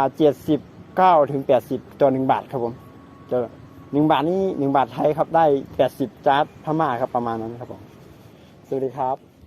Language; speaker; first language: Thai; non-native, local second language; Shan